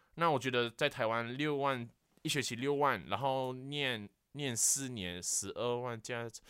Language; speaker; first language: Chinese; non-native, local second language; Hakka Chinese